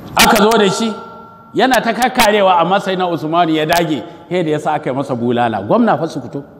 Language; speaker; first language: Hausa; non-native, local second language; Kanuri